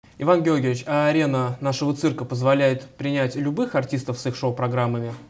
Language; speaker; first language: Russian; native; Russian